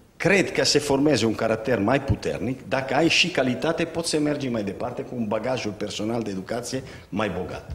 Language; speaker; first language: Romanian; non-native, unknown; Italian